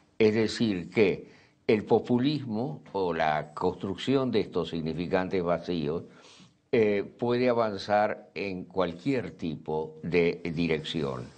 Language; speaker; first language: Spanish; native; Spanish